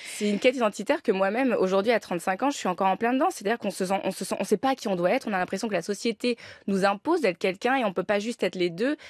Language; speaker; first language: French; native; French